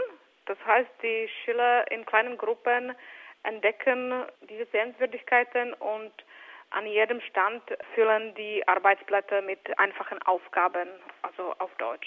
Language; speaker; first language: German; non-native, fluent; Czech